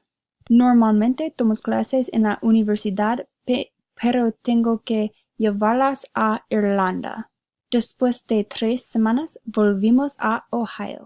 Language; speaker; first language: Spanish; non-native, learner; English